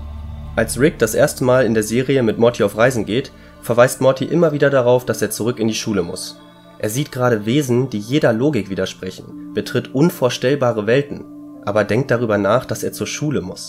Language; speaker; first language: German; native; German